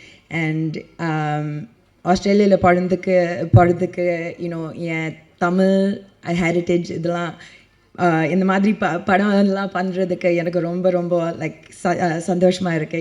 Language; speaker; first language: Tamil; early bilingual, heritage; Tamil